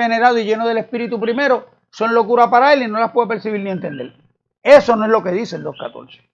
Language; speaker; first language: Spanish; native; Spanish